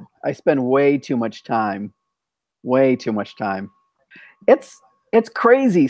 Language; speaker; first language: English; native; English